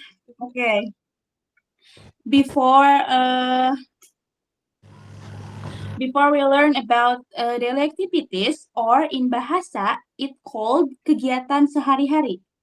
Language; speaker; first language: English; non-native, learner; Indonesian